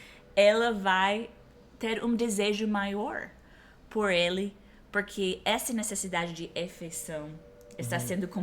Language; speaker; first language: Portuguese; non-native, fluent; English